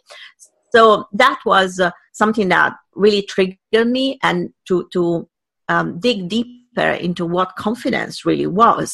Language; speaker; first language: English; non-native, fluent; Italian